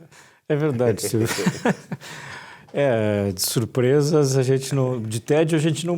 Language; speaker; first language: Portuguese; native; Portuguese